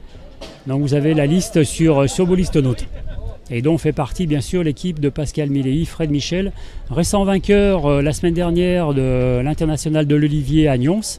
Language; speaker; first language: French; native; French